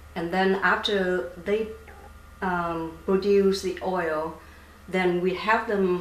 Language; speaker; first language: English; non-native, fluent; Vietnamese